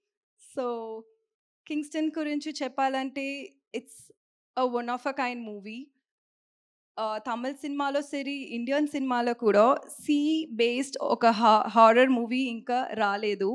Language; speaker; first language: Telugu; non-native, learner; Tamil